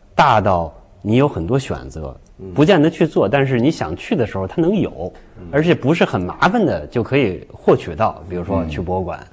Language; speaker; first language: Chinese; native; Chinese